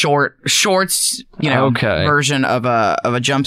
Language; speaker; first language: English; early bilingual, other home language; Chinese